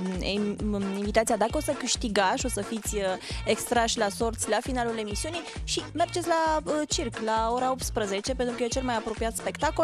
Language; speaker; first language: Romanian; native; Romanian